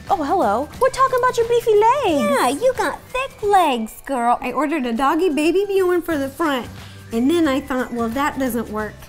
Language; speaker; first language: English; native; English